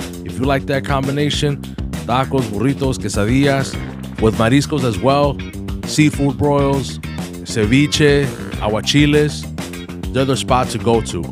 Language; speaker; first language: English; early bilingual, other home language; Spanish